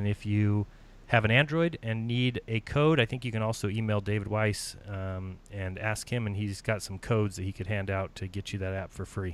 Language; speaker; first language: English; native; English